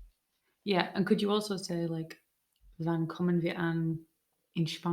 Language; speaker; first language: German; non-native, learner; English